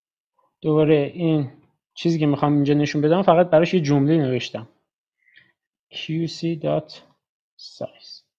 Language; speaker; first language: Persian; native; Persian